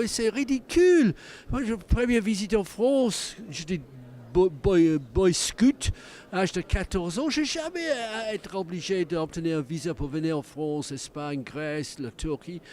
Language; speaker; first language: French; non-native, fluent; English